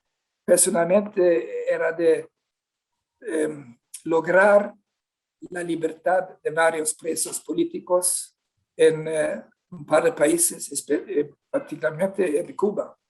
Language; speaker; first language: Spanish; non-native, fluent; Swedish